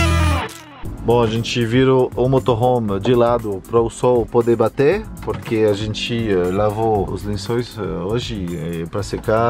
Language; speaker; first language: Portuguese; non-native, fluent; French